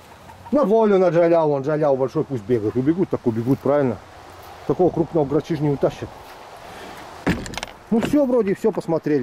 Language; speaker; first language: Russian; native; Russian